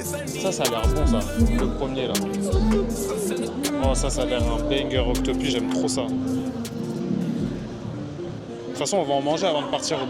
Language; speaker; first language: French; native; French